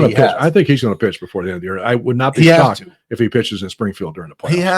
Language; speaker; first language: English; native; English